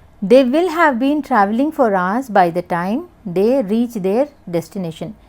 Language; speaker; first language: English; non-native, local second language; Telugu